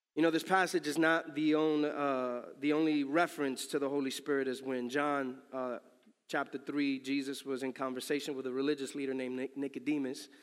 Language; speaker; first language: English; early bilingual, other home language; Spanish